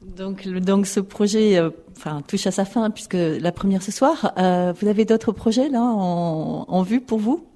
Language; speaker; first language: French; native; French